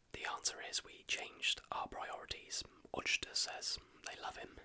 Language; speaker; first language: English; native; English